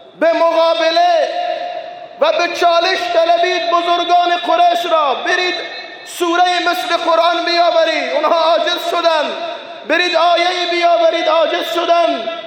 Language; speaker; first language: Persian; non-native, local second language; Baluchi